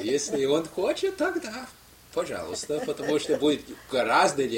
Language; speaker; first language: Russian; non-native, fluent; English